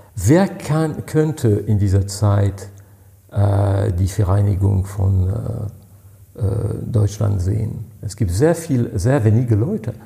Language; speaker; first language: German; non-native, fluent; French